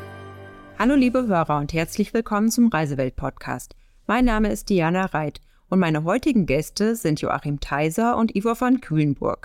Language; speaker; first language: German; native; German